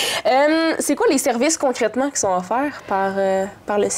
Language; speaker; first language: French; native; French